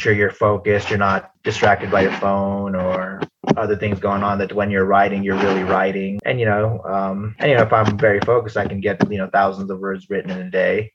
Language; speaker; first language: English; native; English